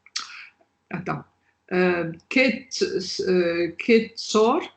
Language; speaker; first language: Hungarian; non-native, learner; French